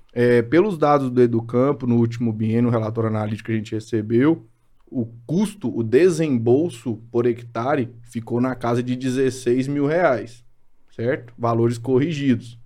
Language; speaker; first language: Portuguese; native; Portuguese